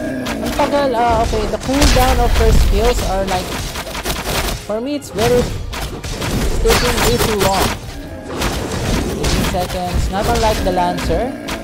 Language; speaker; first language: English; non-native, local second language; Filipino